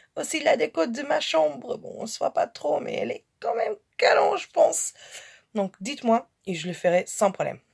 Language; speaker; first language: French; non-native, fluent; Portuguese